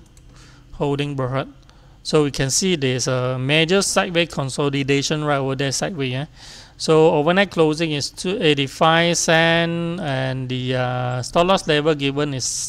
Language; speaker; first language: English; non-native, local second language; Chinese